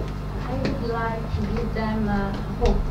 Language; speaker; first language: English; non-native, fluent; Italian